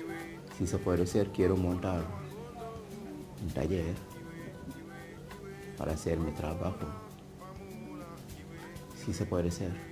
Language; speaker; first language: Spanish; non-native, learner; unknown